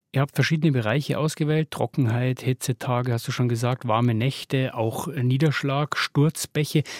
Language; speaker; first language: German; native; German